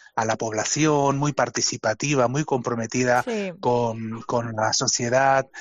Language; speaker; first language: Spanish; native; Spanish